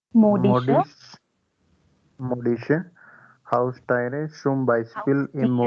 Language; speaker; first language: German; non-native, learner; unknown